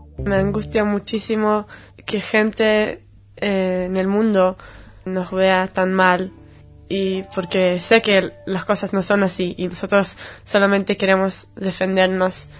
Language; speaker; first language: Spanish; non-native, fluent; Hebrew